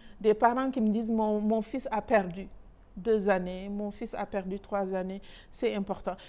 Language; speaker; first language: French; non-native, local second language; Wolof